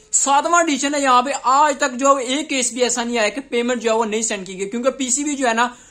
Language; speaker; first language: Urdu; non-native, local second language; Punjabi